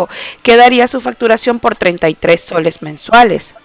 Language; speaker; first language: Spanish; native; Spanish